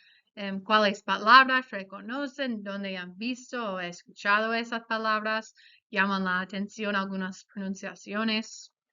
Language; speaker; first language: Spanish; non-native, fluent; English